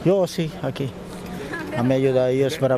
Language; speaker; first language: Spanish; non-native, learner; Portuguese